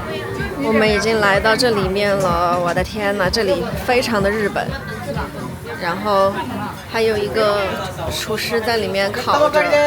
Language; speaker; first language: Chinese; native; Chinese